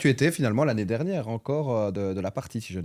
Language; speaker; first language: French; native; French